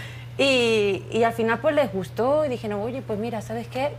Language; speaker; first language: Spanish; native; Spanish